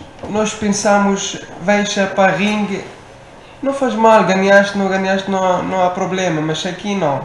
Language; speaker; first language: Portuguese; non-native, learner; Arabic